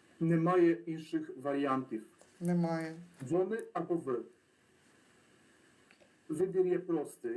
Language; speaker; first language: Ukrainian; non-native, learner; Polish